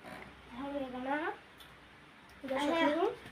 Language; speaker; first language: Arabic; native; Arabic